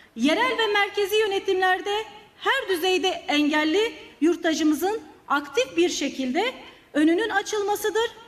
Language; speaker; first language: Turkish; non-native, local second language; Kurdish